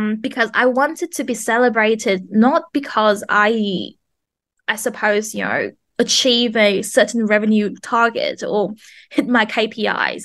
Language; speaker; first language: English; non-native, fluent; Vietnamese